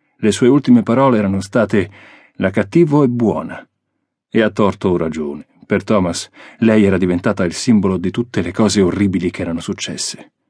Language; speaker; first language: Italian; native; Italian